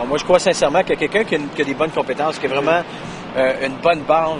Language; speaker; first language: French; native; French